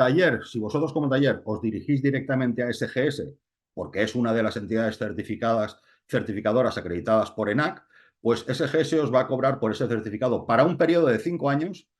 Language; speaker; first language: Spanish; native; Spanish